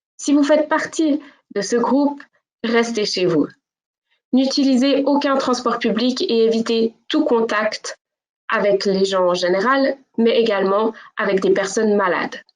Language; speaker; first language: French; native; French